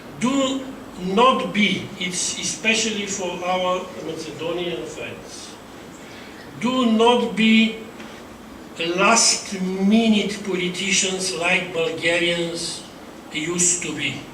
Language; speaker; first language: English; non-native, fluent; Bulgarian